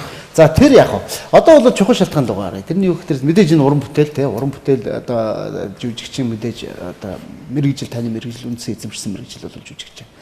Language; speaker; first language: Mongolian; native; Mongolian